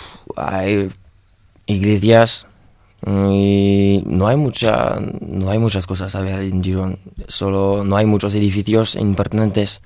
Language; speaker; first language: Spanish; non-native, learner; French